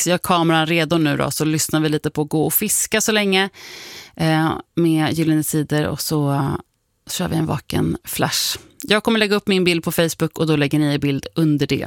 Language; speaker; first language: Swedish; native; Swedish